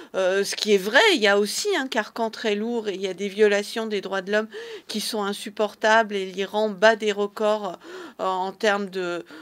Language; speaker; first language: French; early bilingual, other home language; Persian